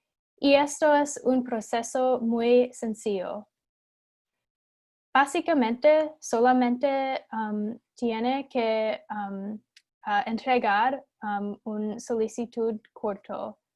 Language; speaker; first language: Spanish; non-native, fluent; English